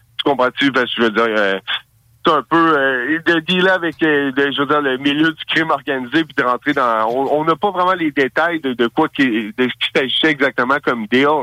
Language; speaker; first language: French; native; French